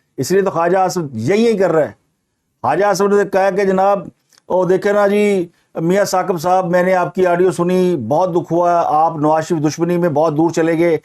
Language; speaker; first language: Urdu; non-native, local second language; Punjabi